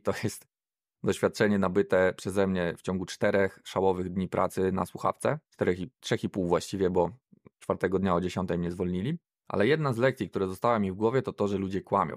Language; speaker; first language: Polish; native; Polish